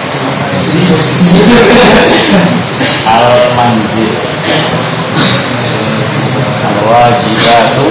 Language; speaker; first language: Arabic; non-native, fluent; Indonesian